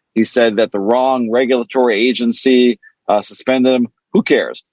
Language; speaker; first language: English; non-native, fluent; French